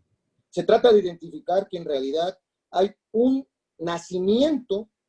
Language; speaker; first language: Spanish; native; Spanish